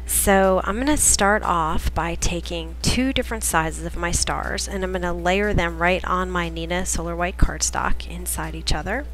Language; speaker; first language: English; native; English